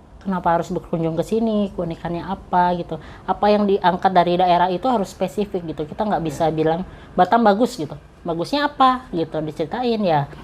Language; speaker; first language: Indonesian; native; Indonesian